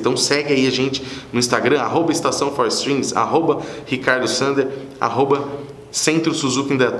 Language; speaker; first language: Portuguese; native; Portuguese